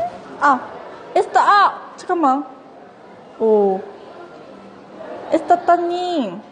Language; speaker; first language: Korean; non-native, learner; Japanese